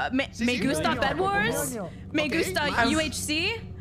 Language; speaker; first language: Spanish; non-native, learner; English